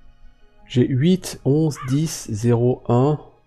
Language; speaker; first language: French; native; French